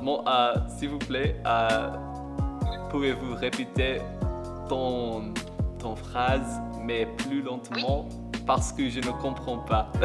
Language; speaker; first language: French; non-native, learner; English